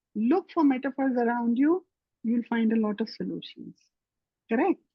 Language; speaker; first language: English; non-native, local second language; Hindi